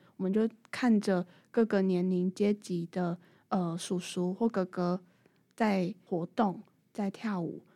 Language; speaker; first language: Chinese; native; Chinese